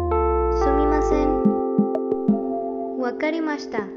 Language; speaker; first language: Japanese; non-native, learner; Spanish